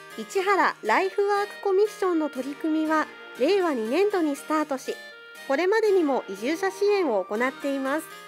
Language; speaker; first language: Japanese; native; Japanese